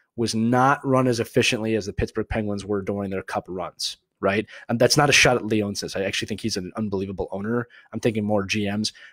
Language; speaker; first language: English; native; English